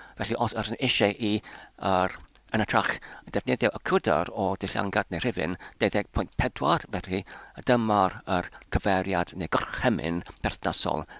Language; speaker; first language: Welsh; non-native, learner; Polish